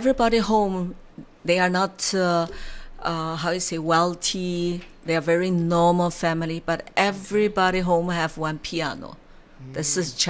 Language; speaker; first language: English; non-native, learner; Chinese